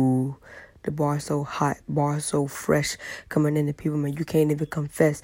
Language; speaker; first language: English; native; English